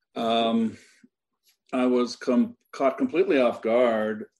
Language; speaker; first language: English; native; English